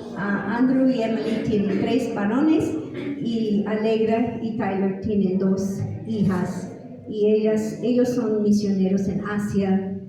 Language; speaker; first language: Spanish; non-native, fluent; English